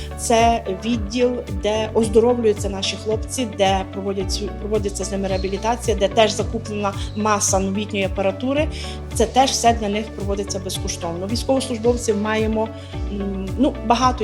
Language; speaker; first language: Ukrainian; native; Ukrainian